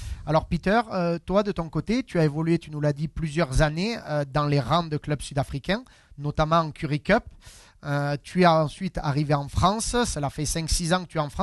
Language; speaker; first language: French; native; French